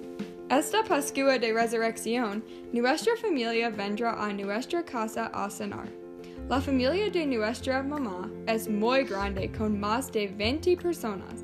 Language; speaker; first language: Spanish; non-native, learner; English